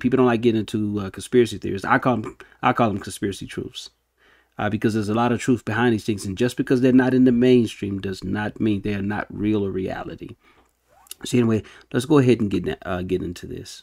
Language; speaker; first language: English; native; English